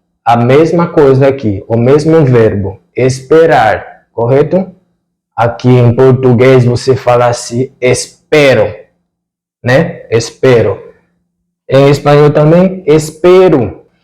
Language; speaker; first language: Portuguese; non-native, fluent; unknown